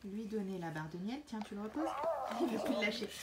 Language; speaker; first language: French; native; French